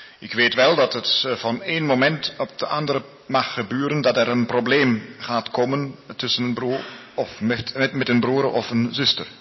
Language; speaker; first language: Dutch; non-native, learner; Spanish